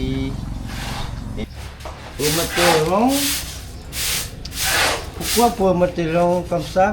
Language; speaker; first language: French; non-native, learner; Khmer